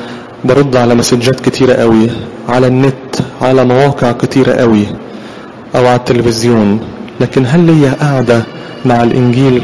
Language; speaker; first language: Arabic; native; Arabic